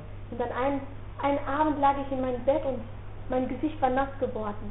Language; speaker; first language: German; non-native, fluent; Dutch